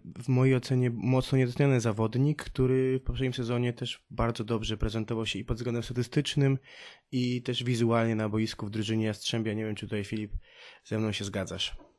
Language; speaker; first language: Polish; native; Polish